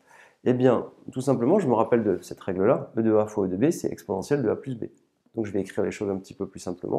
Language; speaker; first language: French; native; French